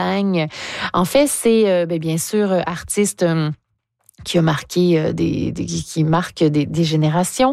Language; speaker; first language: French; native; French